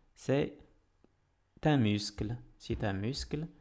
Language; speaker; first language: French; non-native, local second language; Arabic